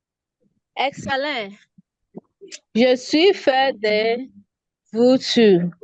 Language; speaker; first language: French; non-native, learner; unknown